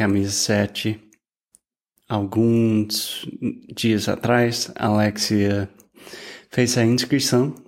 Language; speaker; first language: Portuguese; non-native, fluent; English